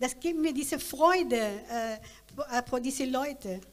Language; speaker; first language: German; non-native, learner; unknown